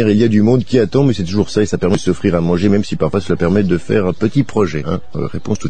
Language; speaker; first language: French; native; French